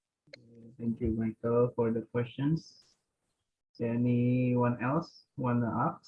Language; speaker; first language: English; non-native, fluent; Indonesian